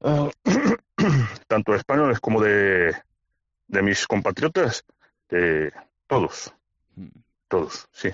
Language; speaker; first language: Spanish; non-native, fluent; Bulgarian